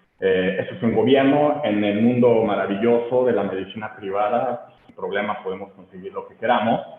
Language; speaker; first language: Spanish; native; Spanish